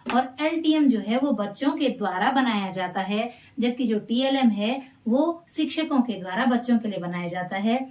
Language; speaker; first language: Hindi; non-native, local second language; Garhwali